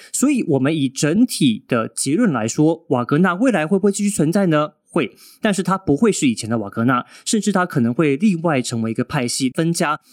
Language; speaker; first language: Chinese; native; Chinese